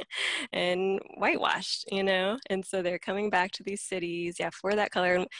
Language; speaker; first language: English; native; English